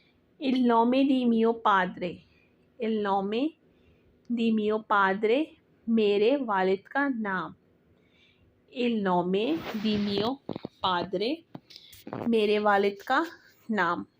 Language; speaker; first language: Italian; non-native, learner; Urdu